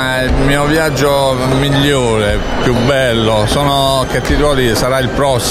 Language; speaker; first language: Italian; native; Italian